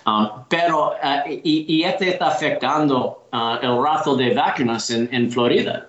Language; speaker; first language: Spanish; non-native, learner; English